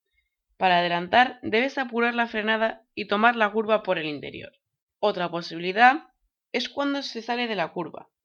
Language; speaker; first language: Spanish; native; Spanish